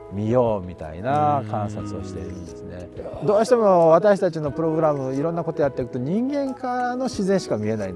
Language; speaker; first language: Japanese; native; Japanese